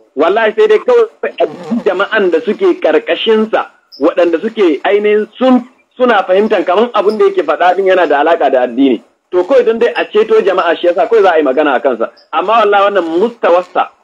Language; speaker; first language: Hausa; non-native, local second language; Fula